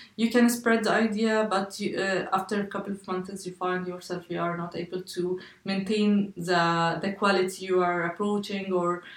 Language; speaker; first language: English; non-native, fluent; Arabic